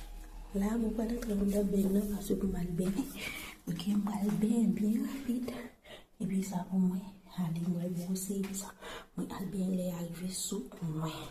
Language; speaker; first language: French; non-native, learner; Haitian Creole